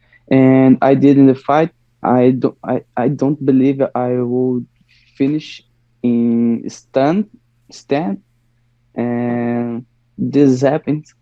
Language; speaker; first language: English; non-native, learner; Portuguese